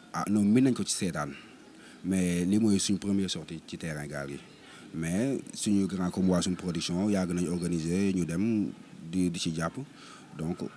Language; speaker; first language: Wolof; non-native, local second language; Serer